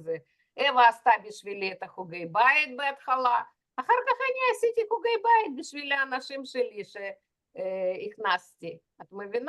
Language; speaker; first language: Hebrew; non-native, fluent; Russian